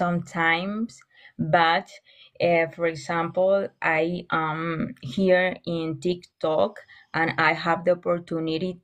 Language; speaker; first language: English; non-native, learner; Spanish